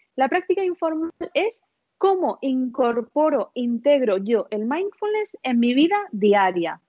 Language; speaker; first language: Spanish; early bilingual, other home language; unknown